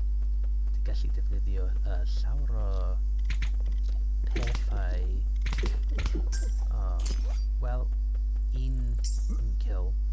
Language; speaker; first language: Welsh; non-native, learner; English